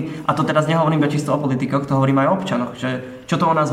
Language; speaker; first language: Slovak; native; Slovak